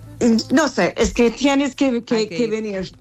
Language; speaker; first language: Spanish; non-native, learner; English